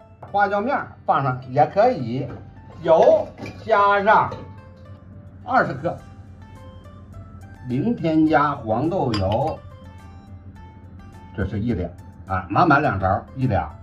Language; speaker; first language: Chinese; native; Chinese